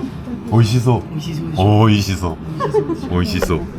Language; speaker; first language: Japanese; non-native, fluent; Korean